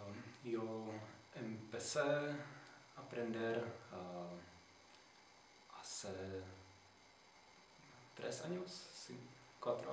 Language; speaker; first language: Spanish; non-native, learner; Czech